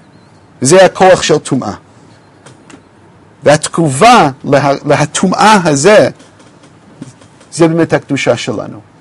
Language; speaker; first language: Hebrew; non-native, fluent; English